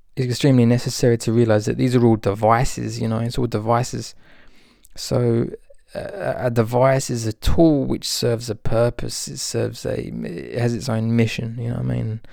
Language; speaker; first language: English; native; English